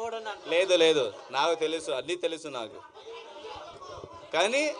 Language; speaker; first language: Telugu; non-native, local second language; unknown